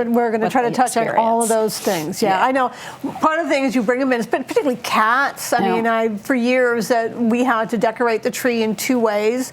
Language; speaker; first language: English; native; English